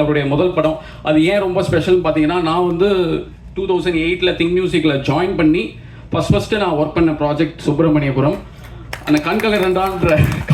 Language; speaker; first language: Tamil; native; Tamil